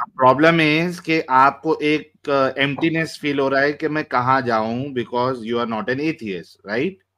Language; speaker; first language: Hindi; native; Hindi